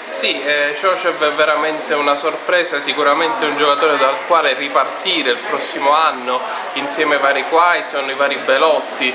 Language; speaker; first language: Italian; native; Italian